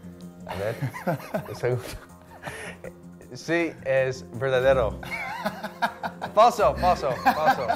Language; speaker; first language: Spanish; non-native, fluent; English